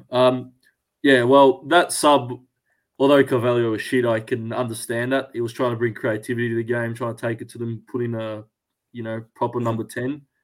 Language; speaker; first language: English; early bilingual, other home language; Greek